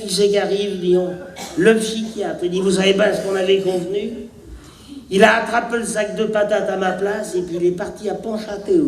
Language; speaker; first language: French; native; French